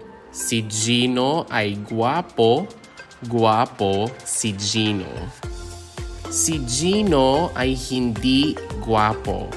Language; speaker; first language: Filipino; non-native, local second language; Hiligaynon